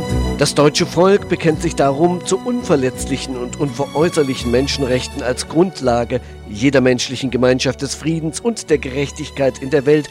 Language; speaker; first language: German; native; German